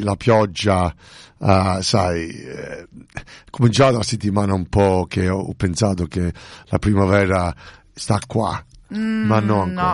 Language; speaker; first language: Italian; early bilingual, heritage; Italian